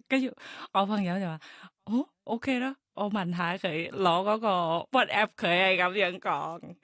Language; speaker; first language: Cantonese; non-native, learner; Thai